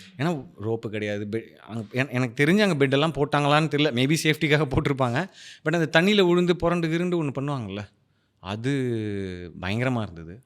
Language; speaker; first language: Tamil; native; Tamil